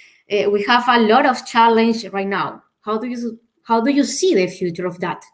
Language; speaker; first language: English; non-native, learner; Spanish